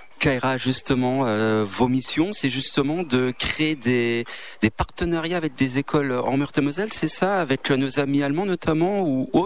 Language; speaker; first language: French; native; French